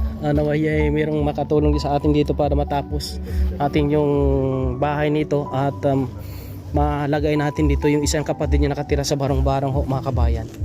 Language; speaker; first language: Filipino; native; Filipino